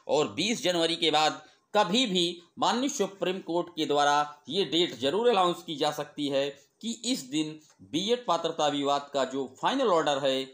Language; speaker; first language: Hindi; native; Hindi